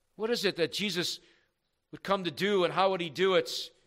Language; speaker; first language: English; native; English